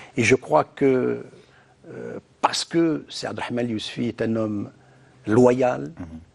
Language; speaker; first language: French; non-native, local second language; Arabic